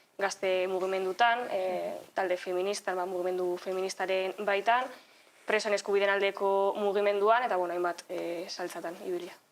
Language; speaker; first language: Basque; native; Basque